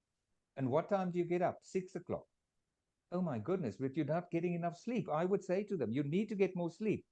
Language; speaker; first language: English; non-native, fluent; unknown